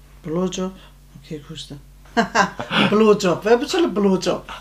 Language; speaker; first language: Danish; non-native, learner; Turkish